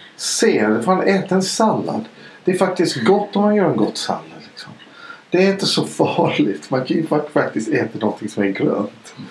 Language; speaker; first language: Swedish; non-native, fluent; English